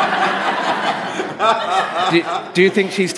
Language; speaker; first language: English; native; English